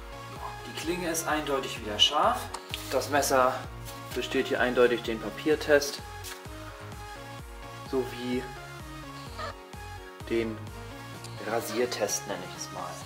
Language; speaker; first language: German; native; German